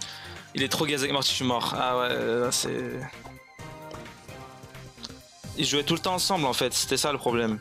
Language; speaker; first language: French; native; French